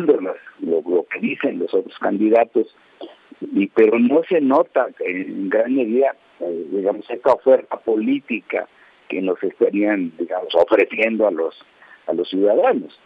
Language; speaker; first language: Spanish; native; Spanish